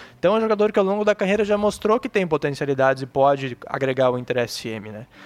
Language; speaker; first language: Portuguese; native; Portuguese